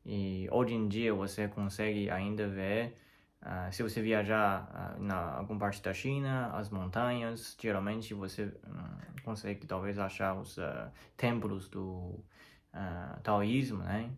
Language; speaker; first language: Portuguese; non-native, learner; Chinese